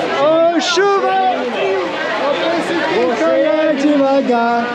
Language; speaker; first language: Portuguese; non-native, learner; Turkish